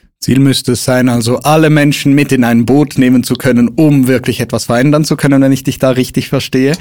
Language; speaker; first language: German; native; German